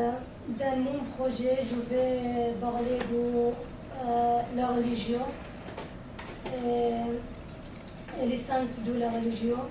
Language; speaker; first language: French; non-native, learner; Arabic